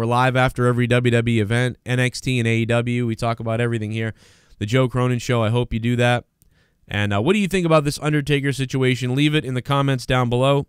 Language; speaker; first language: English; native; English